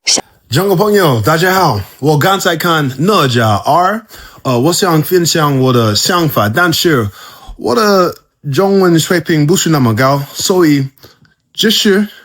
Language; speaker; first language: Chinese; non-native, learner; English